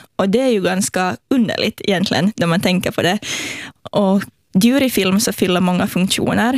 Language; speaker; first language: Swedish; native; Swedish